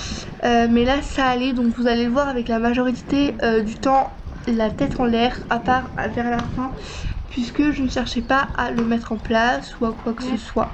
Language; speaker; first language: French; native; French